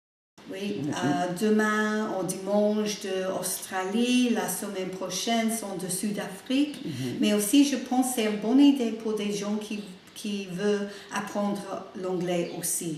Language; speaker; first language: French; non-native, learner; English